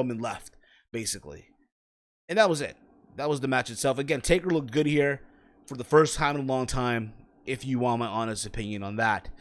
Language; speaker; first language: English; native; English